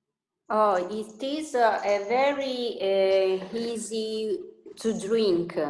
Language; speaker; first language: English; non-native, learner; Italian